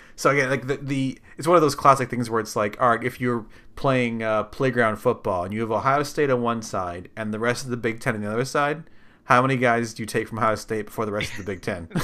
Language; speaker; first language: English; native; English